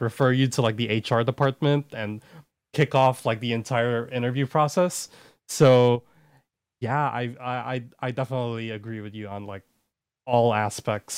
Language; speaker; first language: English; non-native, local second language; Filipino